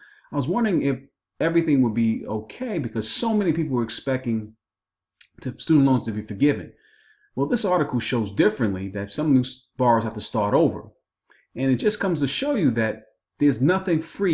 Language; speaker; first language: English; native; English